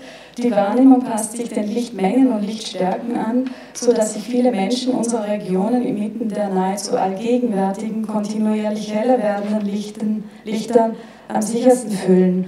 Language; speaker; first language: German; native; German